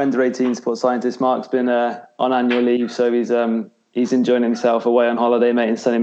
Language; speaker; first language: English; native; English